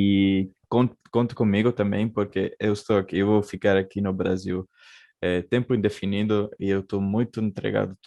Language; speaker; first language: Portuguese; non-native, fluent; Spanish